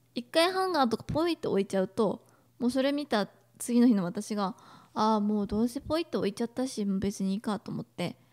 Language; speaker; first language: Japanese; native; Japanese